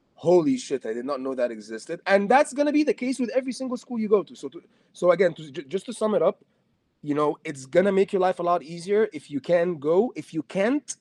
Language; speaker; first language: English; non-native, fluent; Arabic